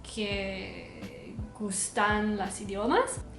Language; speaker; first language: Spanish; non-native, learner; English